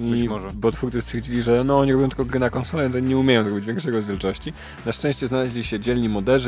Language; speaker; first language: Polish; native; Polish